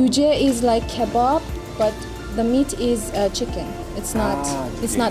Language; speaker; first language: English; non-native, fluent; Persian